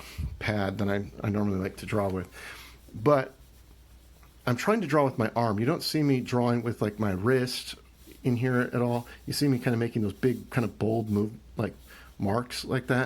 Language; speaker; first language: English; native; English